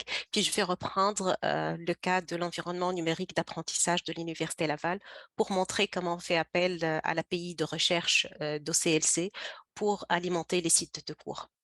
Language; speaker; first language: French; native; French